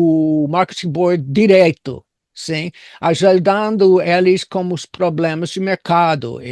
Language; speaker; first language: Portuguese; non-native, fluent; English